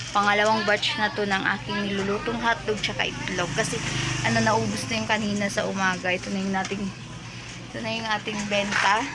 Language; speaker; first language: Filipino; non-native, local second language; Waray